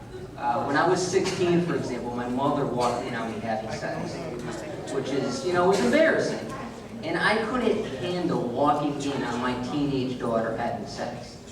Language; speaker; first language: English; native; English